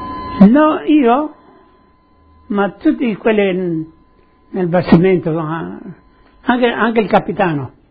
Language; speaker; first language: Italian; early bilingual, heritage; Italian